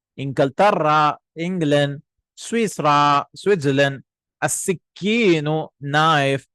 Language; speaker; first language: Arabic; non-native, fluent; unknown